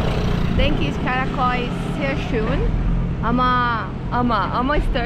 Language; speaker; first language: German; non-native, learner; Turkish